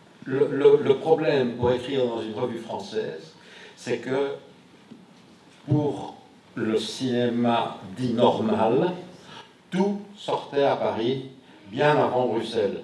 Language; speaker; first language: French; native; French